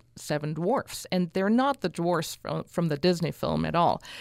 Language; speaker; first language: English; non-native, fluent; German